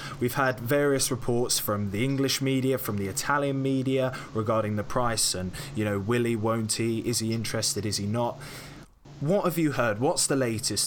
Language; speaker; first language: English; native; English